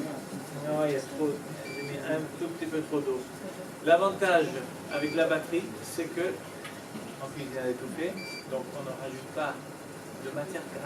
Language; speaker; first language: French; native; French